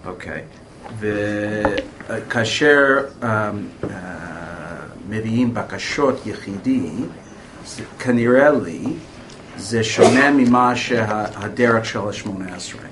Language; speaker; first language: Hebrew; non-native, learner; English